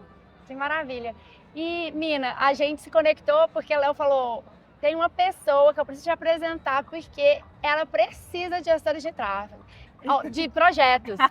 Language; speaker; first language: Portuguese; native; Portuguese